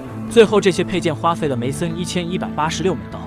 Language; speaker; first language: Chinese; native; Chinese